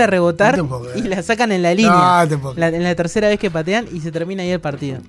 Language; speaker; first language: Spanish; native; Spanish